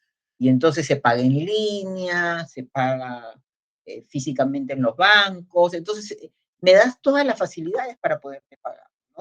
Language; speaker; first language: Spanish; native; Spanish